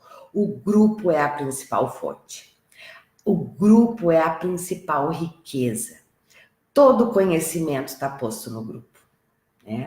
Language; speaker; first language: Portuguese; native; Portuguese